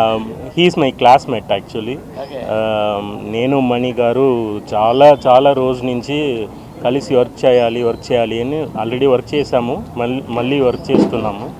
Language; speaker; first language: Telugu; non-native, fluent; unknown